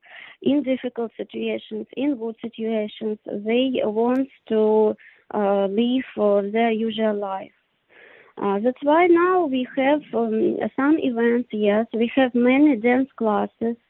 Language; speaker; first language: English; non-native, learner; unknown